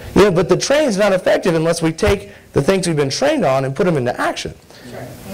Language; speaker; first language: English; native; English